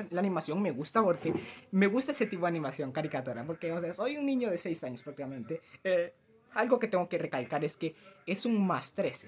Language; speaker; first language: Spanish; native; Spanish